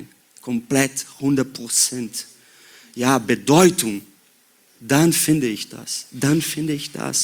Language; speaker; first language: German; non-native, learner; Portuguese